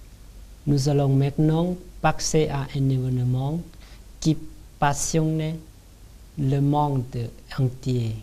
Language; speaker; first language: French; non-native, learner; Lao